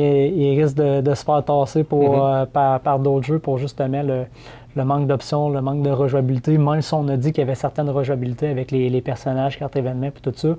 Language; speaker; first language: French; native; French